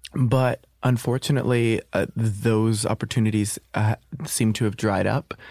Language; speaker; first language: English; native; English